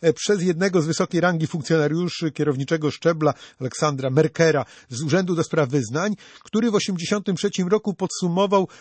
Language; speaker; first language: Polish; native; Polish